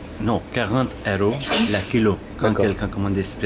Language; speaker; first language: French; non-native, learner; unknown